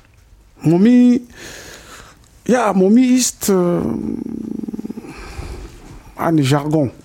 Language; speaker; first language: German; non-native, fluent; Lingala